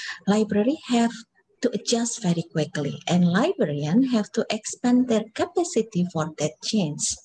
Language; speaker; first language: English; non-native, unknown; Indonesian